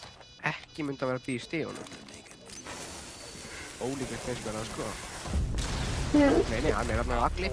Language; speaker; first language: Icelandic; native; Icelandic